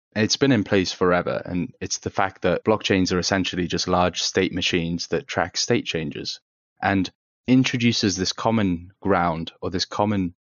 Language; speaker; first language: English; native; English